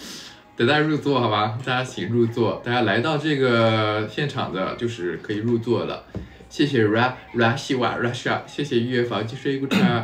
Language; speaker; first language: Chinese; native; Chinese